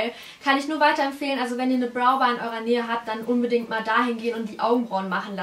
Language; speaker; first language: German; native; German